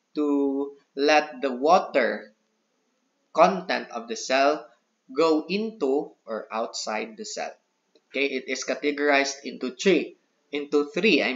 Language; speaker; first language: English; non-native, local second language; Cebuano